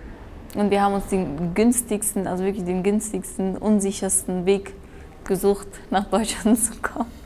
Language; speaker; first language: German; early bilingual, other home language; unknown